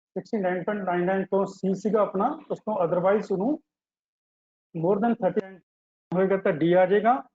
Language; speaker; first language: Hindi; non-native, local second language; Punjabi